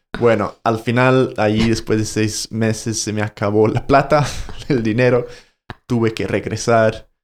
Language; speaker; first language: Spanish; non-native, fluent; English